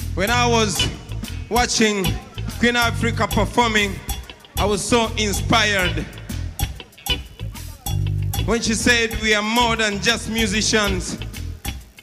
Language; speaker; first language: English; non-native, local second language; Ganda